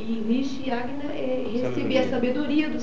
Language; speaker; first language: Portuguese; native; Portuguese